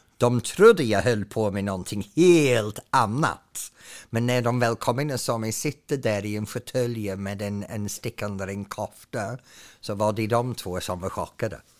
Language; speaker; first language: Swedish; non-native, fluent; English